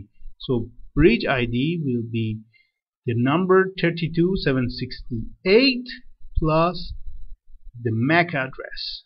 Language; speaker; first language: English; non-native, fluent; Persian